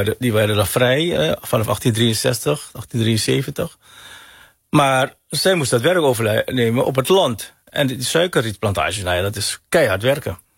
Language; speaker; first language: Dutch; early bilingual, other home language; Hakka Chinese